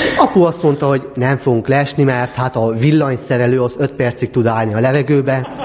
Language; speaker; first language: Hungarian; native; Hungarian